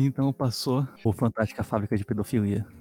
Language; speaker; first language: Portuguese; native; Portuguese